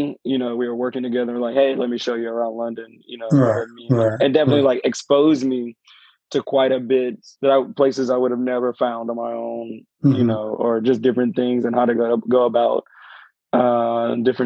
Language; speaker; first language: English; native; English